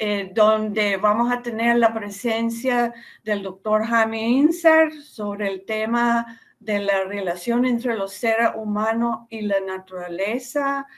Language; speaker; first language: Spanish; non-native, fluent; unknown